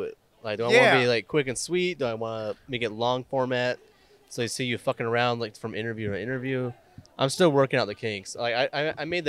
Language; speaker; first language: English; native; English